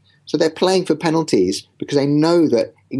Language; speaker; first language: English; native; English